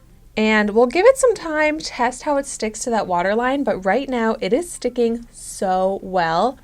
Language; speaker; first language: English; native; English